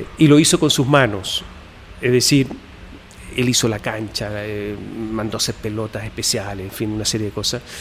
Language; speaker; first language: Spanish; native; Spanish